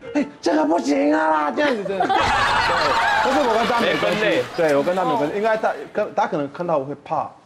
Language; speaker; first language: Chinese; non-native, fluent; Portuguese